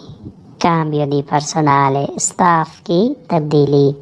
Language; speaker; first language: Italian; non-native, fluent; Urdu